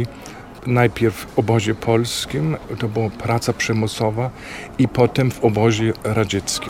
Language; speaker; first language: Polish; non-native, learner; German